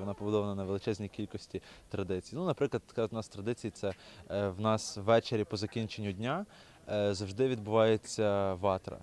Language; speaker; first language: Ukrainian; native; Ukrainian